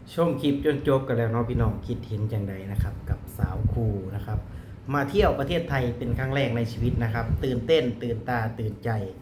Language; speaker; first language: Thai; native; Thai